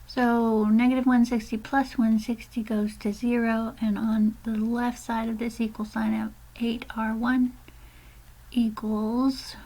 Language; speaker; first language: English; native; English